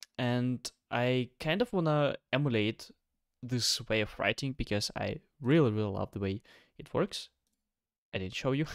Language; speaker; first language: English; non-native, fluent; Ukrainian